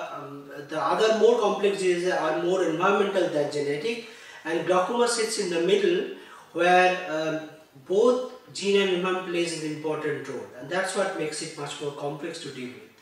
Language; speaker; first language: English; non-native, local second language; Bangla